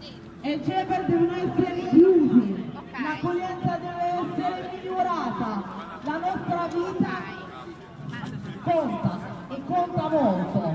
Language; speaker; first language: Italian; non-native, fluent; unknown